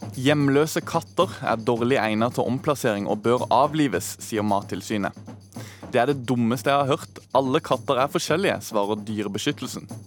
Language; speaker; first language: Norwegian; native; Norwegian